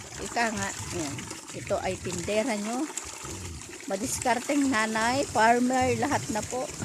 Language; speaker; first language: Filipino; native; Filipino